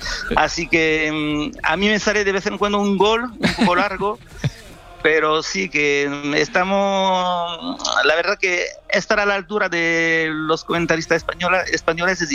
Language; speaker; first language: Spanish; non-native, fluent; French